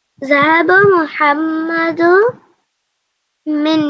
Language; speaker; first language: Arabic; non-native, learner; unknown